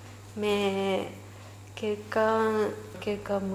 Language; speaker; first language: French; non-native, learner; Japanese